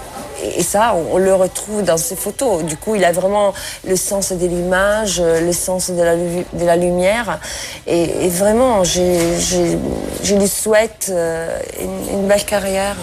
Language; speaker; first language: French; non-native, fluent; Italian